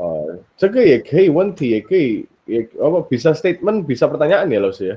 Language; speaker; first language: Chinese; non-native, learner; Indonesian